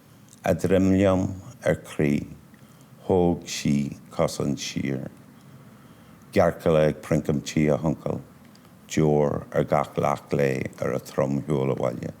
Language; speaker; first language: Irish; non-native, local second language; English